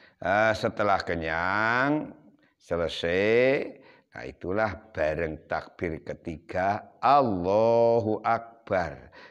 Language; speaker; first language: Indonesian; non-native, local second language; Javanese